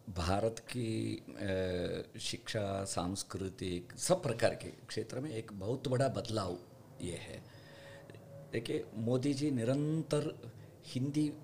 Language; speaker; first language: Hindi; non-native, local second language; Kannada